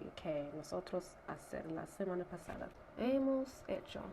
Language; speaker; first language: Spanish; non-native, learner; English